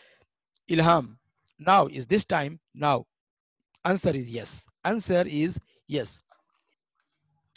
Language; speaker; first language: English; non-native, fluent; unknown